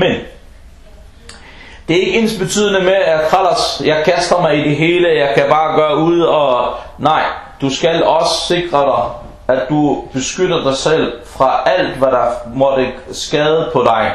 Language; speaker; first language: Danish; non-native, local second language; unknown